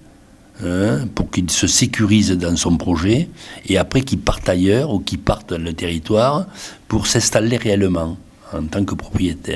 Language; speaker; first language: French; native; French